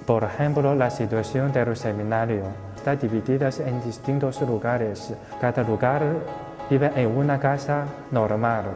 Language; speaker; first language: Spanish; non-native, fluent; Chinese